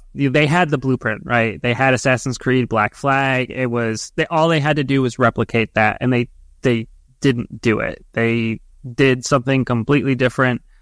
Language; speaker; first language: English; native; English